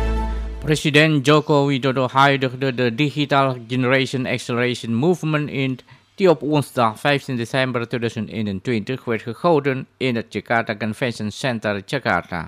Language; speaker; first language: Dutch; non-native, fluent; Indonesian